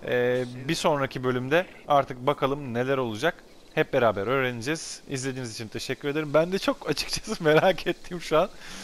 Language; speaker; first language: Turkish; native; Turkish